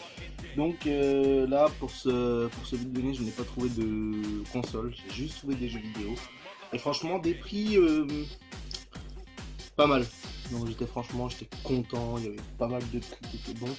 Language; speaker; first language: French; native; French